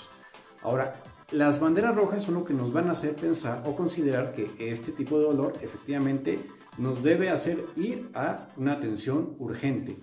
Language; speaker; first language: Spanish; native; Spanish